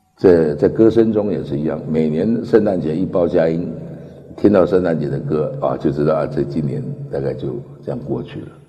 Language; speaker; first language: Chinese; non-native, local second language; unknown